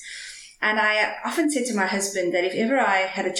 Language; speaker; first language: English; native; English